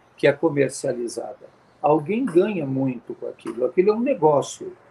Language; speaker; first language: Portuguese; native; Portuguese